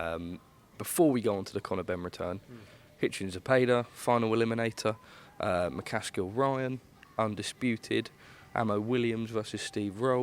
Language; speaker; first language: English; native; English